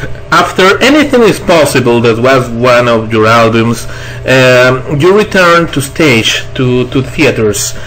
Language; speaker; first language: English; non-native, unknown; Spanish